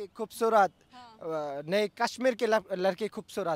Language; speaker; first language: Hindi; non-native, learner; Bangla